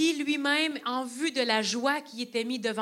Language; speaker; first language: French; native; French